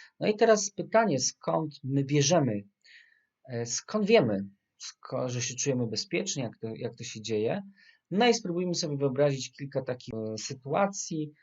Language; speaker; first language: Polish; native; Polish